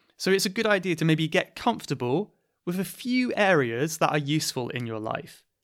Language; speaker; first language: English; native; English